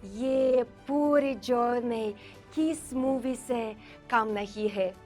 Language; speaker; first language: Hindi; non-native, learner; Russian